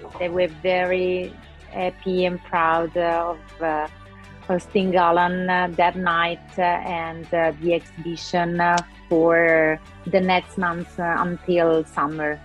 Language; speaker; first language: English; non-native, local second language; Italian